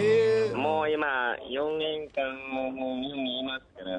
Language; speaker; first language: Japanese; non-native, learner; Vietnamese